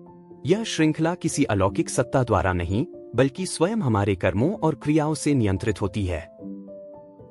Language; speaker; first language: Hindi; native; Hindi